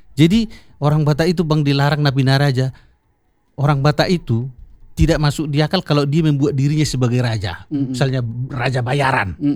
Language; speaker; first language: Indonesian; non-native, local second language; Batak Toba